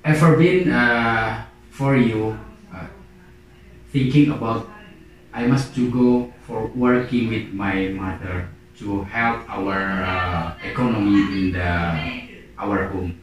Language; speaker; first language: English; non-native, learner; Indonesian